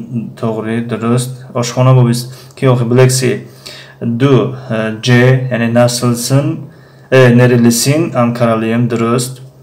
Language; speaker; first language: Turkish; non-native, fluent; Tajik